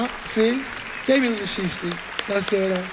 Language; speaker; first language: Italian; non-native, fluent; English